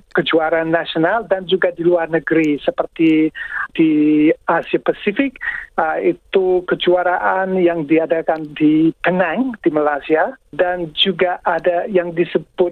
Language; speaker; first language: Indonesian; non-native, fluent; English